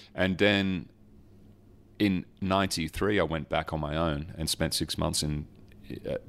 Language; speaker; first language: English; early bilingual, other home language; Dutch